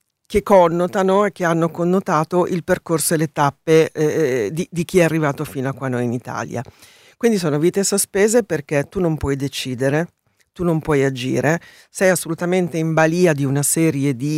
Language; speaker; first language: Italian; native; Italian